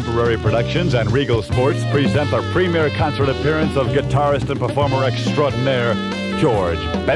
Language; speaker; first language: English; native; English